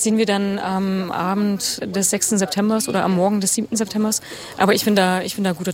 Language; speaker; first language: German; native; German